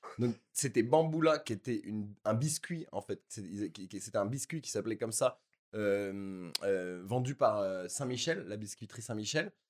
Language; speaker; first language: French; native; French